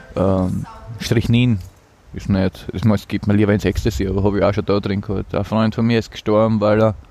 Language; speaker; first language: German; native; German